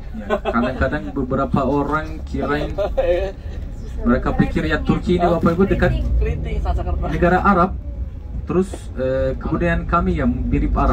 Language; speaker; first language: Indonesian; non-native, fluent; Turkish